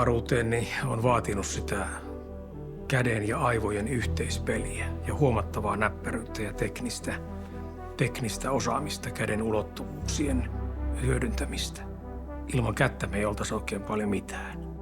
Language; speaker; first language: Finnish; native; Finnish